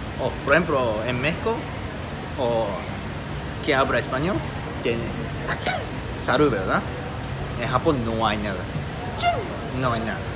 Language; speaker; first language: Spanish; non-native, learner; Japanese